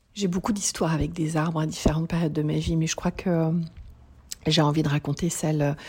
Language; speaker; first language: French; native; French